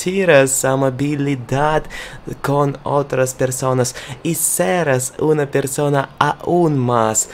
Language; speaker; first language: Spanish; non-native, learner; Russian